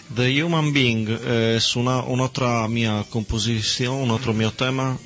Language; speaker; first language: Spanish; non-native, learner; Italian